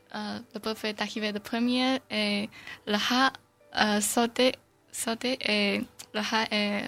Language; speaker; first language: French; non-native, learner; Chinese